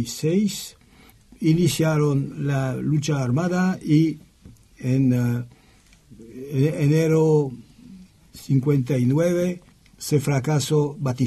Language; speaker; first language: Spanish; non-native, learner; French